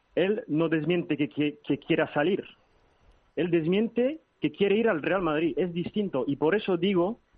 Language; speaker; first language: Spanish; early bilingual, heritage; French